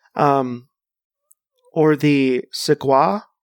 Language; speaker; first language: English; early bilingual, other home language; Spanish